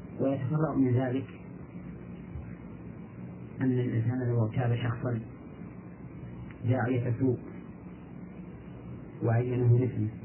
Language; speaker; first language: Arabic; native; Arabic